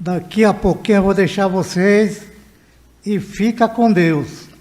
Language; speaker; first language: Portuguese; non-native, local second language; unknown